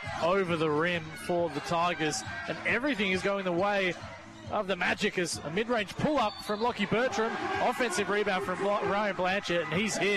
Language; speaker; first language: English; native; English